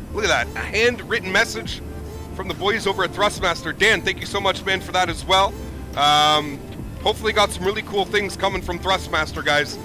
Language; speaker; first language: English; native; English